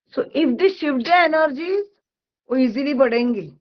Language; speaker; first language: Hindi; non-native, local second language; Marathi